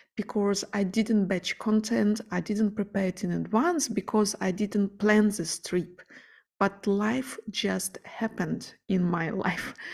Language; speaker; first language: English; non-native, fluent; Ukrainian